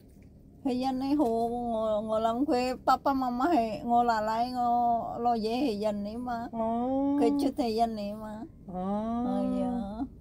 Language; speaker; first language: Cantonese; non-native, learner; Indonesian